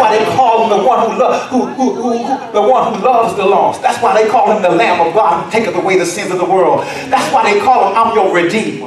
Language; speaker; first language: English; native; English